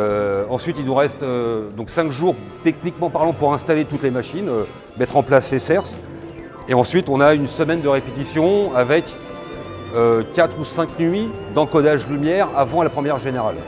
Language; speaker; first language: French; native; French